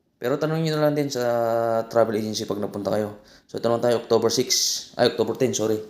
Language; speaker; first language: Filipino; native; Filipino